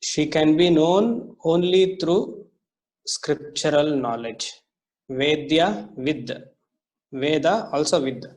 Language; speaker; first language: English; non-native, local second language; Kannada